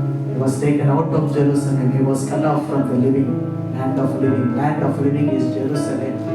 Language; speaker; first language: English; non-native, local second language; Telugu